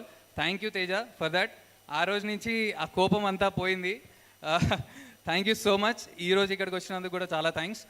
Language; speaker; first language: Telugu; native; Telugu